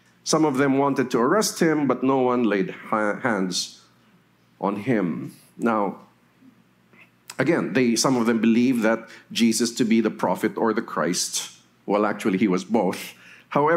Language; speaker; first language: English; non-native, local second language; Filipino